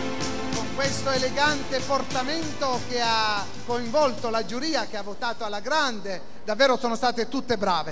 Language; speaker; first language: Italian; native; Italian